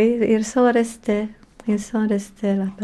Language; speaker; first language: French; non-native, learner; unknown